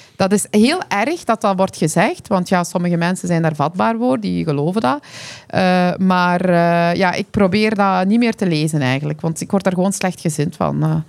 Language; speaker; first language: Dutch; early bilingual, other home language; Kurdish